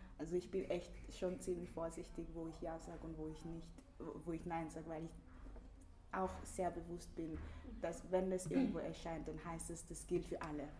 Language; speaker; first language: German; early bilingual, other home language; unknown